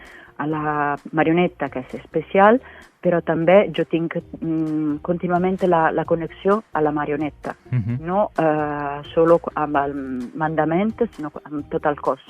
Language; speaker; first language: Catalan; non-native, fluent; Italian